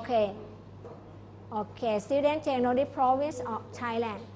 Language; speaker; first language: English; non-native, local second language; Thai